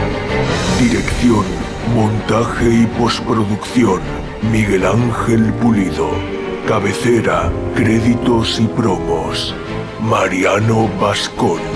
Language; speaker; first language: Spanish; native; Spanish